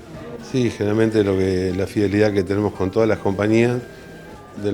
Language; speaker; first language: Spanish; native; Spanish